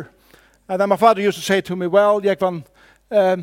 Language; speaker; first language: English; non-native, fluent; Faroese